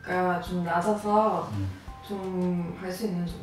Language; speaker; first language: Korean; non-native, fluent; Swedish